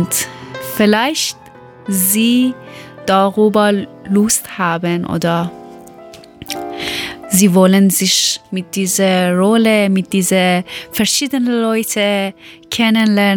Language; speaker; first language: German; non-native, learner; Persian